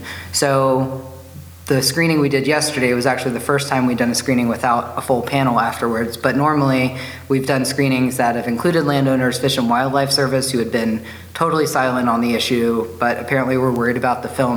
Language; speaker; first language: English; native; English